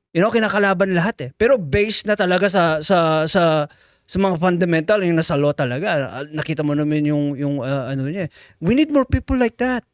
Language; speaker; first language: Filipino; non-native, local second language; Iloko